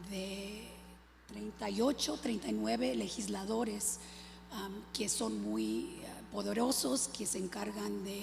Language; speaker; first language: Spanish; early bilingual, other home language; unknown